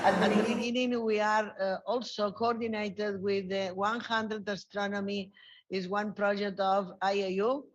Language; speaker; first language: English; non-native, learner; Spanish